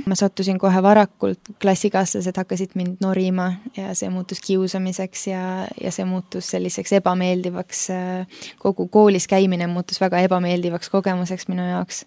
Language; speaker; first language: Estonian; early bilingual, other home language; Finnish